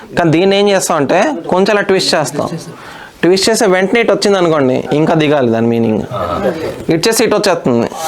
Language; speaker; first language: Telugu; non-native, local second language; Hindi